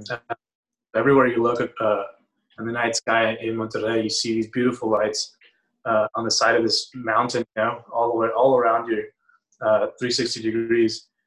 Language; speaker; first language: English; early bilingual, other home language; Spanish